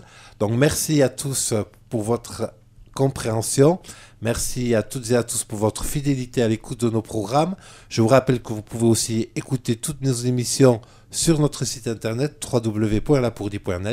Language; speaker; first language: French; native; French